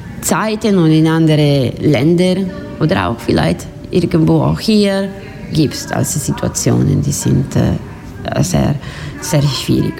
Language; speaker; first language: German; non-native, learner; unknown